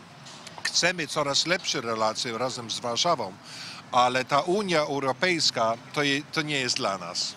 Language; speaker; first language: Polish; early bilingual, heritage; English